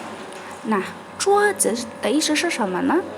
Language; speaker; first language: Chinese; non-native, fluent; Indonesian